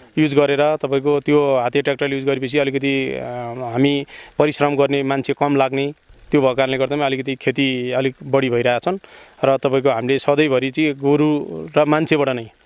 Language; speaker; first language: Nepali; non-native, local second language; Sherpa